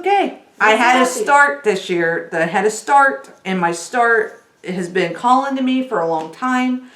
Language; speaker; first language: English; native; English